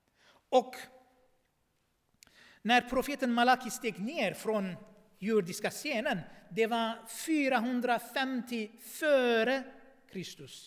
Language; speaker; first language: Swedish; non-native, fluent; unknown